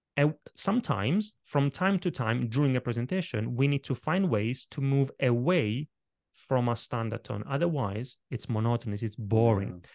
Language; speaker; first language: English; non-native, fluent; Italian